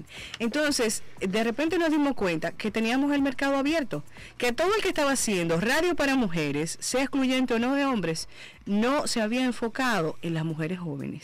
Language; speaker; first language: Spanish; native; Spanish